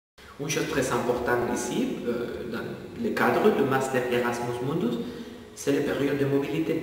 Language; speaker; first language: French; non-native, fluent; Spanish